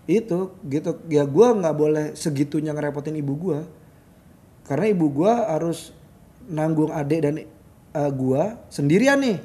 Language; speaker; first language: Indonesian; native; Indonesian